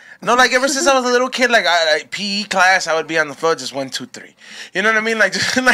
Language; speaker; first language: English; early bilingual, other home language; Spanish